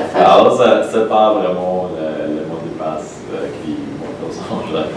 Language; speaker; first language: French; non-native, learner; Polish